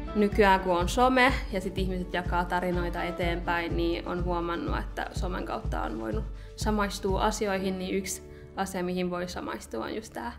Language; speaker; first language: Finnish; early bilingual, other home language; Nepali